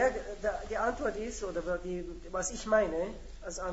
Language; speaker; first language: German; native; German